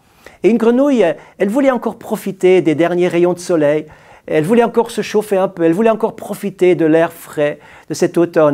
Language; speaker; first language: French; native; French